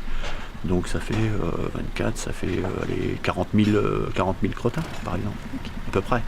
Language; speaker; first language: French; native; French